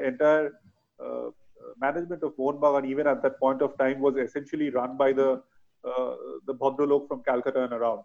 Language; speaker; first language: English; non-native, local second language; Bangla